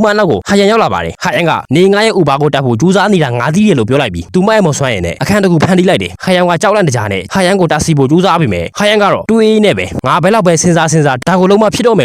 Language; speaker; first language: Burmese; native; Burmese